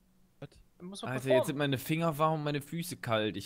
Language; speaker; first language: German; native; German